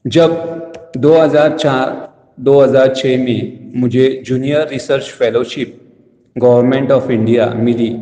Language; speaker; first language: Hindi; non-native, local second language; Konkani